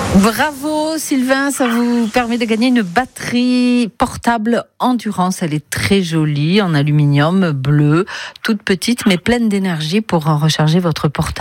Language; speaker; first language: French; native; French